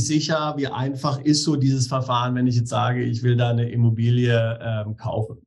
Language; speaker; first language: German; native; German